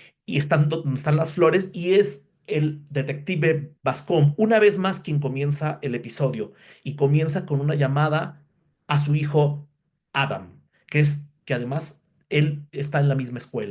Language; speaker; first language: Spanish; native; Spanish